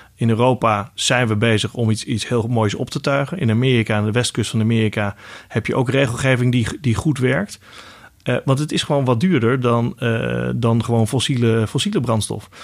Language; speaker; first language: Dutch; native; Dutch